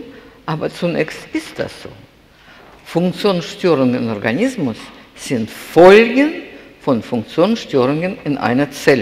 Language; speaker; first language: German; non-native, fluent; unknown